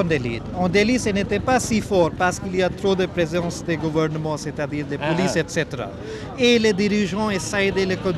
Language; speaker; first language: French; non-native, fluent; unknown